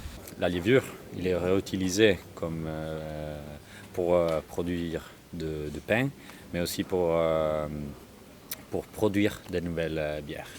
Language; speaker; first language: French; non-native, learner; Italian